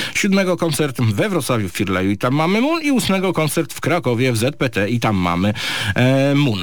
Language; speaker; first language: Polish; native; Polish